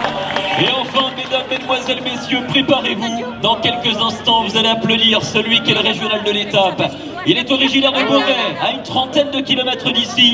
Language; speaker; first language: French; native; French